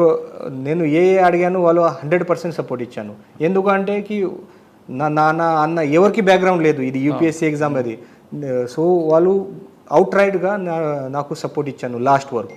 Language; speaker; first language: Telugu; non-native, fluent; Marathi